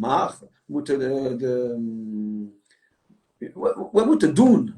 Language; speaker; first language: Dutch; non-native, local second language; French